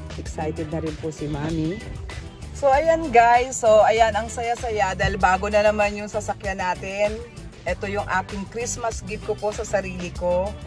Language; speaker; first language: Filipino; native; Filipino